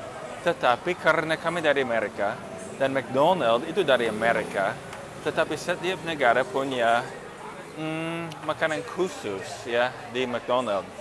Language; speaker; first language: Indonesian; non-native, fluent; English